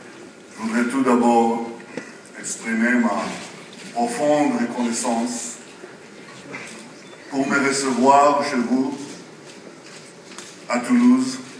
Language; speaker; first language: French; non-native, fluent; Hebrew